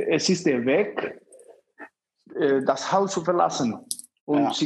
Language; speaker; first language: German; non-native, fluent; Spanish